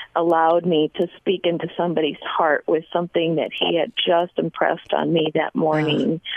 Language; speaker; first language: English; early bilingual, other home language; Spanish